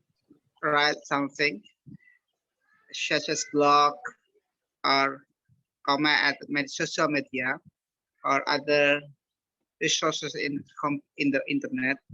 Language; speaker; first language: English; non-native, learner; Indonesian